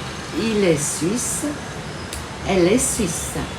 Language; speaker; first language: French; non-native, fluent; Vietnamese